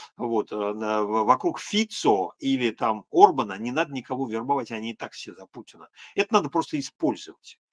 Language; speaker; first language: Russian; native; Russian